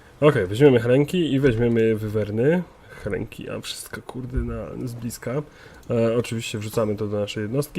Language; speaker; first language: Polish; native; Polish